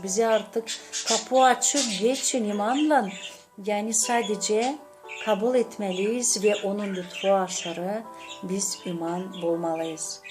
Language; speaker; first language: Turkish; non-native, learner; Gagauz